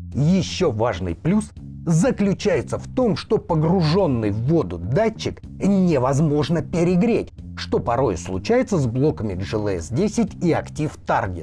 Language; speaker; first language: Russian; native; Russian